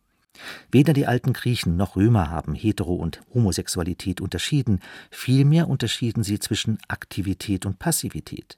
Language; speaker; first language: German; native; German